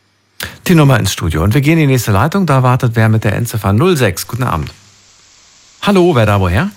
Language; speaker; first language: German; native; German